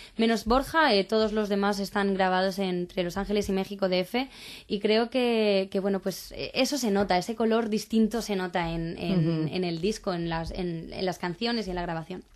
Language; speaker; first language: Spanish; native; Spanish